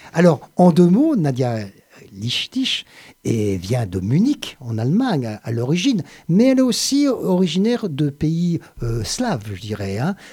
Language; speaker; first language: French; native; French